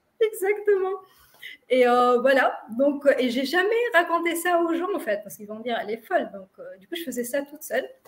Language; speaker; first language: French; non-native, local second language; Arabic